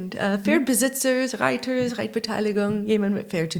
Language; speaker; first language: German; non-native, learner; English